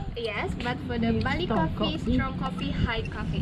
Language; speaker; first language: English; non-native, learner; Indonesian